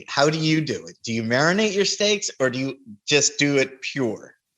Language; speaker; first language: English; native; English